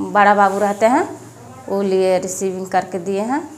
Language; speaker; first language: Hindi; native; Hindi